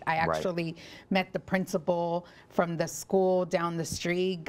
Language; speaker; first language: English; early bilingual, other home language; Spanish